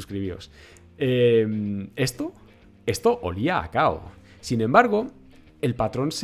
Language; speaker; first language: Spanish; native; Spanish